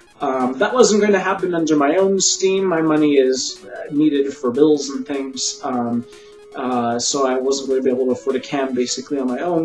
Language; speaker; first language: English; native; English